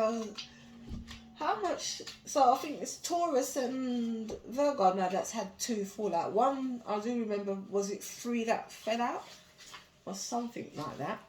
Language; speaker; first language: English; native; English